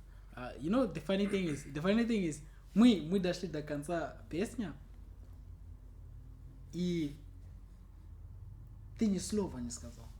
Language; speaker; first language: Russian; non-native, fluent; English